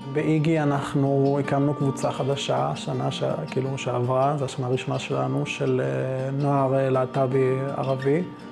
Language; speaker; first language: Hebrew; non-native, local second language; Arabic